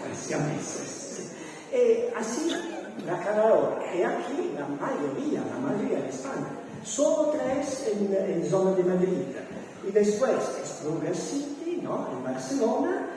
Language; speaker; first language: Spanish; non-native, learner; Italian